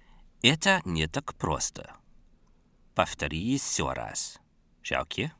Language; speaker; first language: Russian; non-native, fluent; Dutch